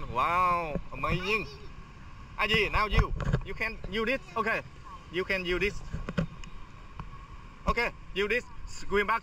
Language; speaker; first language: English; non-native, learner; Vietnamese